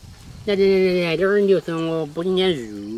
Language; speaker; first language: Chinese; native; Chinese